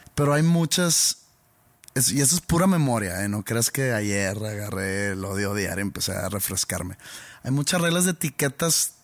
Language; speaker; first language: Spanish; native; Spanish